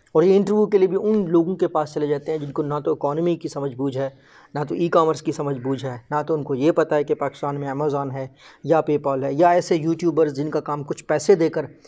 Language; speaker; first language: Urdu; non-native, local second language; Baluchi